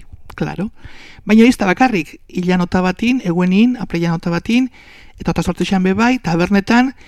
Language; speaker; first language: Basque; native; Basque